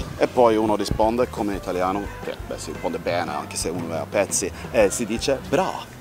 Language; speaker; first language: Italian; non-native, fluent; Norwegian